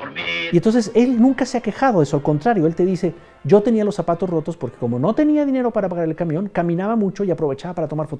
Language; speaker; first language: Spanish; native; Spanish